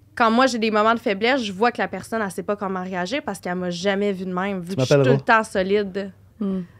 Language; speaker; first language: French; native; French